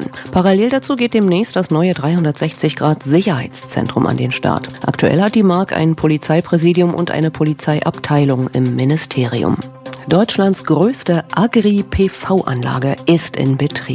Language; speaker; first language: German; native; German